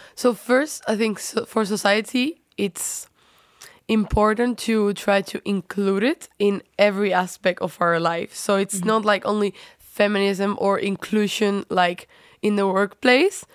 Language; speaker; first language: English; non-native, fluent; Spanish